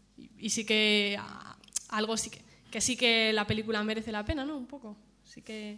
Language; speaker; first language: Spanish; native; Spanish